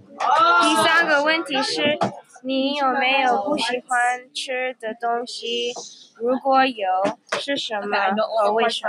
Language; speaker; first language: Chinese; non-native, learner; English